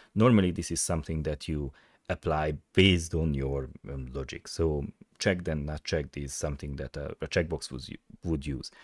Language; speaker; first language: English; non-native, fluent; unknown